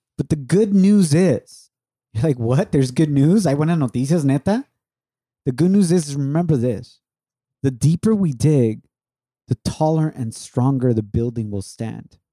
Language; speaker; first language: English; early bilingual, other home language; Spanish